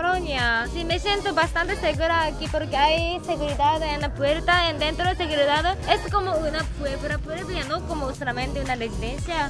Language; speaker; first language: Spanish; non-native, learner; Japanese